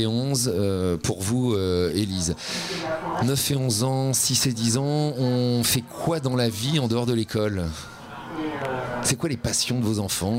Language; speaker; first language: French; native; French